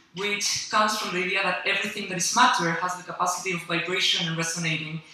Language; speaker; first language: English; non-native, fluent; Spanish